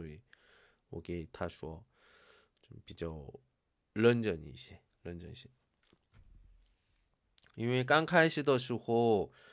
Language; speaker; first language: Chinese; non-native, learner; Korean